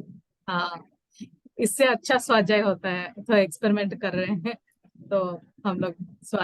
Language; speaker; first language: Hindi; native; Hindi